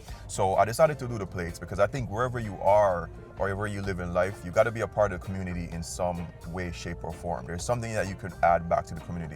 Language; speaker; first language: English; native; English